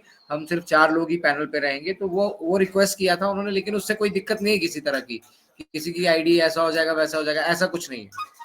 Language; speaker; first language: Hindi; native; Hindi